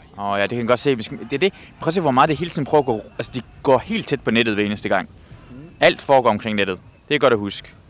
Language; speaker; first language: Danish; non-native, fluent; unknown